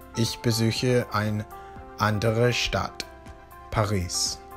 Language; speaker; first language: German; non-native, learner; Spanish